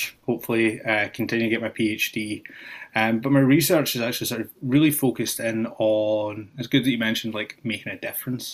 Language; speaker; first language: English; native; English